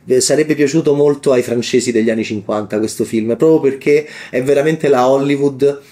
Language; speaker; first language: Italian; native; Italian